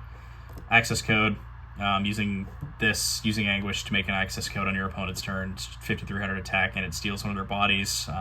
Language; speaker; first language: English; native; English